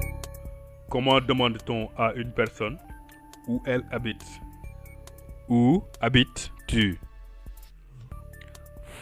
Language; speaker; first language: French; non-native, local second language; Wolof